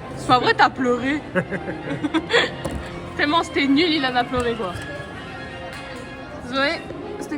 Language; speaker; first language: French; native; French